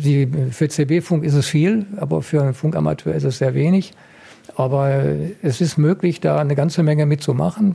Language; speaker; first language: German; native; German